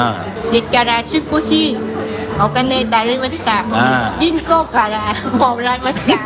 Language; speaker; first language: Japanese; non-native, learner; Vietnamese